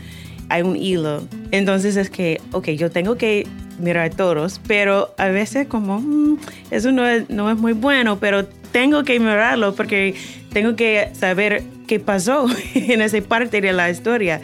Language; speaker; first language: Spanish; non-native, fluent; English